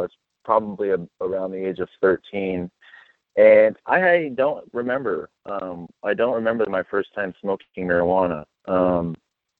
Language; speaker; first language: English; native; English